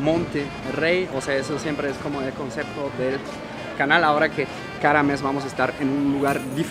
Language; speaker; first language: Spanish; non-native, fluent; German